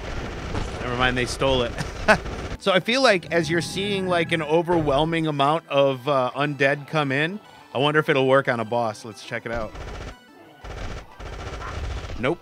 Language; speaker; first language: English; native; English